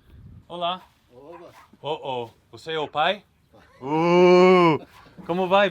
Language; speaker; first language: Portuguese; non-native, learner; English